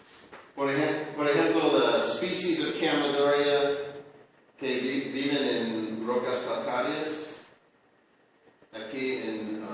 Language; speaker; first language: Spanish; non-native, learner; English